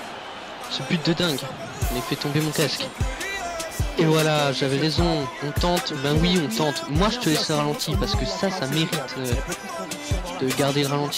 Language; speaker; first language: French; native; French